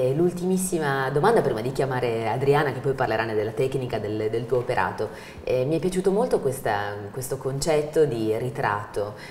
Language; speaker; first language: Italian; native; Italian